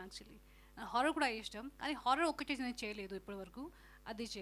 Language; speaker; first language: Telugu; non-native, fluent; Hindi